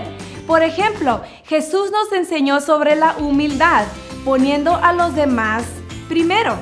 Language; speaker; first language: Spanish; native; Spanish